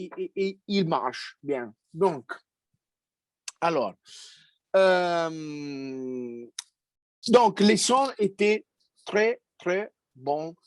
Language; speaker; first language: French; non-native, fluent; Italian